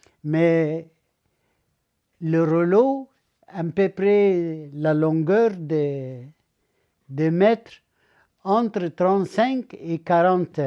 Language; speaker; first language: French; non-native, learner; Arabic